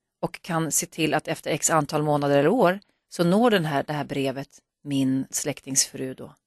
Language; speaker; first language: Swedish; native; Swedish